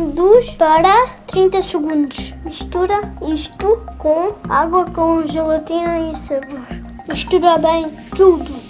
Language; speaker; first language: Portuguese; early bilingual, other home language; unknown